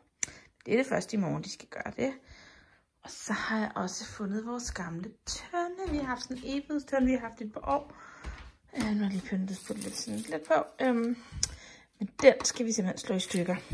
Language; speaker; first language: Danish; native; Danish